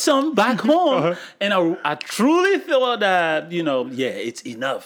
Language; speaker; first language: English; non-native, fluent; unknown